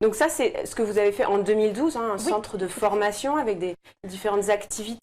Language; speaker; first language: French; native; French